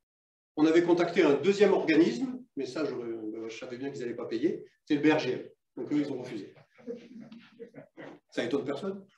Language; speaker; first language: French; native; French